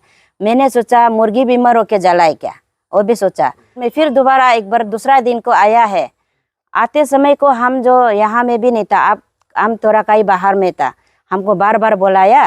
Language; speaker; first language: Hindi; non-native, local second language; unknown